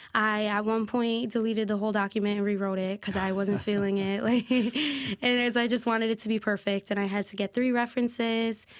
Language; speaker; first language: English; native; English